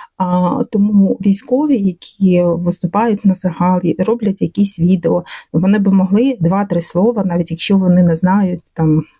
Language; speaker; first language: Ukrainian; non-native, local second language; Russian